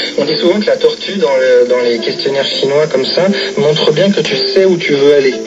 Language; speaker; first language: French; native; French